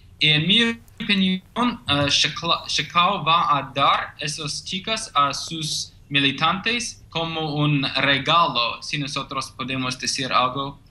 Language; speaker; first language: Spanish; non-native, learner; English